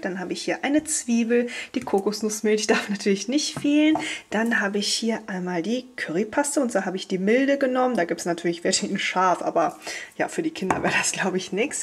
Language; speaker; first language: German; native; German